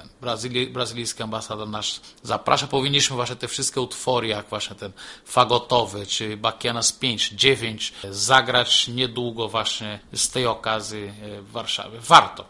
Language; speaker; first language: Polish; non-native, fluent; Portuguese